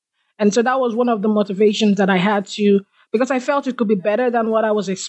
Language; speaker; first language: English; non-native, local second language; Igbo